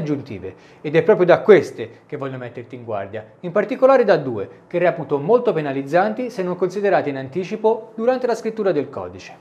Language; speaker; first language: Italian; native; Italian